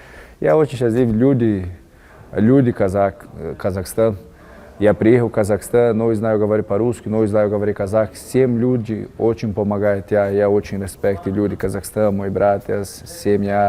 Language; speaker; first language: Russian; non-native, learner; Portuguese